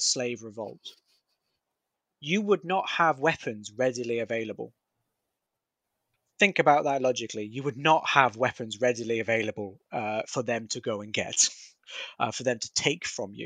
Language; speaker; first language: English; native; English